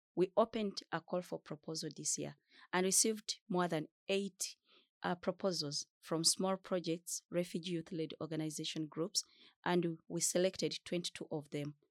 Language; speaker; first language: English; non-native, fluent; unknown